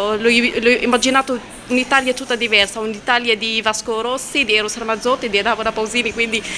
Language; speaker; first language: Italian; non-native, fluent; Arabic